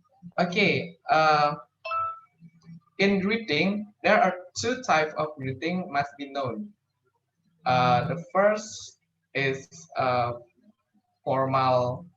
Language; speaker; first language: English; non-native, learner; Indonesian